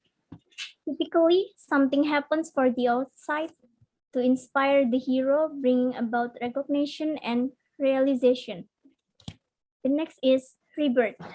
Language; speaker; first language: English; non-native, learner; Indonesian